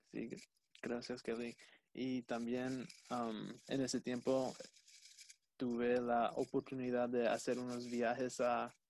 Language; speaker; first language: Spanish; early bilingual, other home language; English